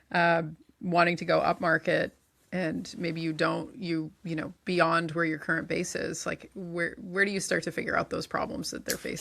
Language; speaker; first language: English; native; English